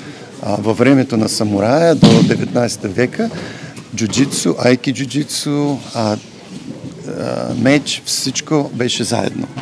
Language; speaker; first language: Bulgarian; non-native, learner; Polish